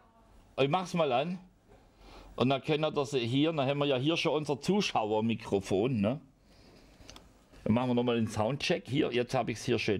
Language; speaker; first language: German; native; German